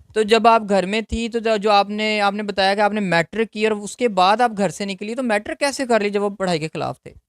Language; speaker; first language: Urdu; native; Urdu